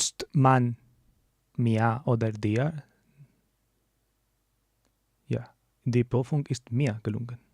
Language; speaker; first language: German; non-native, learner; English